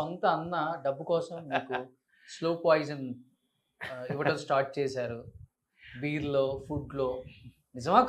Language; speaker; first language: Telugu; native; Telugu